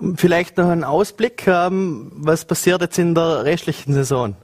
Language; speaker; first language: German; native; German